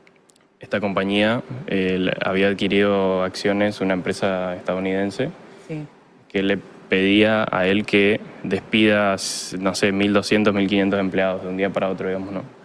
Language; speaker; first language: Spanish; native; Spanish